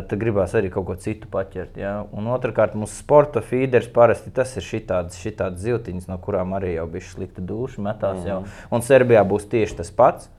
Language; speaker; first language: Latvian; native; Latvian